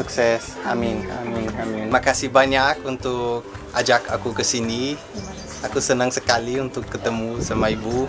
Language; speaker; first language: Indonesian; non-native, fluent; Portuguese